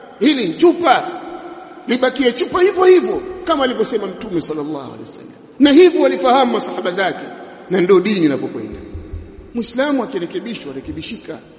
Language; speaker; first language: Swahili; native; Swahili